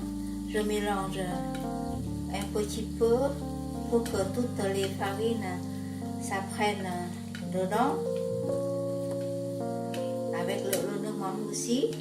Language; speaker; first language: French; non-native, learner; Vietnamese